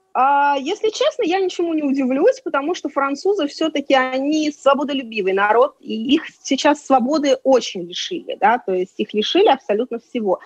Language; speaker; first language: Russian; native; Russian